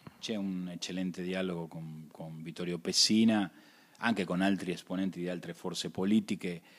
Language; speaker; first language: Italian; early bilingual, heritage; Spanish